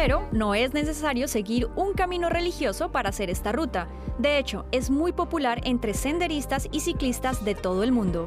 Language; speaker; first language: Spanish; native; Spanish